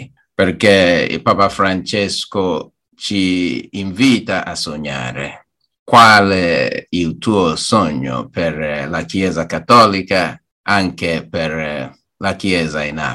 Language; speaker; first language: Italian; non-native, learner; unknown